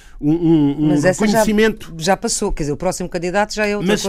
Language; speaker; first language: Portuguese; native; Portuguese